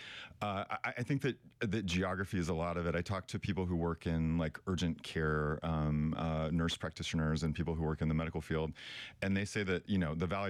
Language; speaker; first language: English; native; English